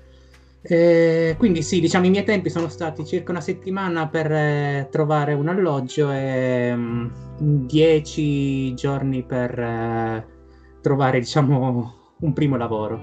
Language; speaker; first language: Italian; native; Italian